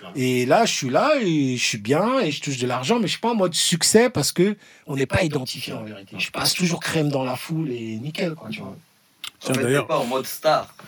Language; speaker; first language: French; native; French